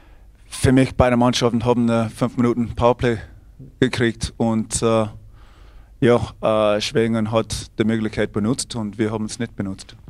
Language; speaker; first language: German; non-native, fluent; English